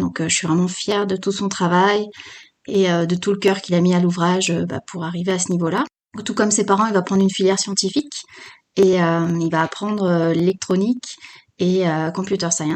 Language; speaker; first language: French; native; French